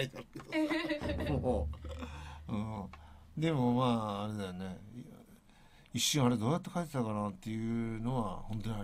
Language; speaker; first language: Japanese; native; Japanese